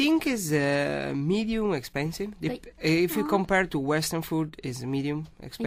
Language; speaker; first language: English; non-native, learner; Italian